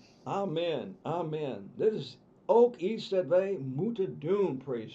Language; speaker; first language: Dutch; non-native, fluent; English